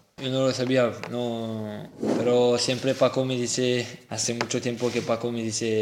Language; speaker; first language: Spanish; non-native, fluent; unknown